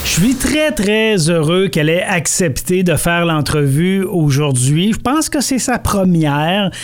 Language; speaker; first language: French; native; French